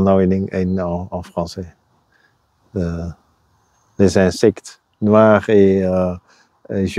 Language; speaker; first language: French; non-native, local second language; Dutch